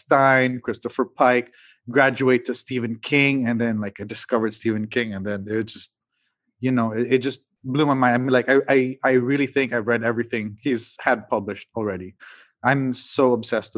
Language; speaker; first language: English; non-native, local second language; Cebuano